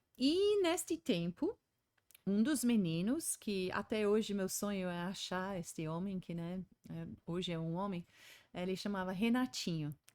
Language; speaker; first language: Portuguese; non-native, fluent; English